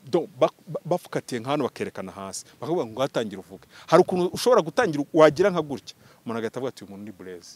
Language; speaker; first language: Kinyarwanda; early bilingual, heritage; Kinyarwanda